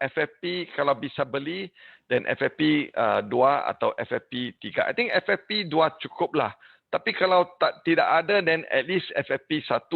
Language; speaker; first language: Indonesian; non-native, learner; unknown